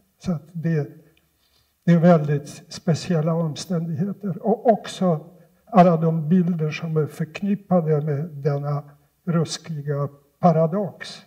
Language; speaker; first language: Swedish; non-native, fluent; Polish